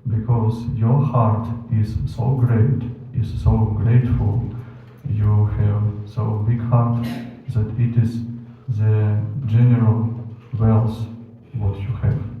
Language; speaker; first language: English; non-native, learner; Ukrainian